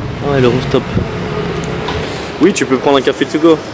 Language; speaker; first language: French; native; French